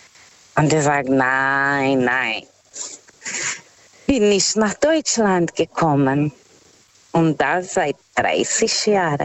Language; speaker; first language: German; non-native, fluent; Portuguese